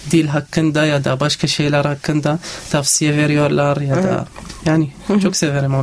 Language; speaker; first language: Turkish; non-native, learner; Arabic